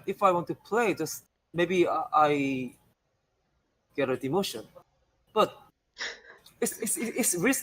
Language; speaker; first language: English; non-native, learner; Korean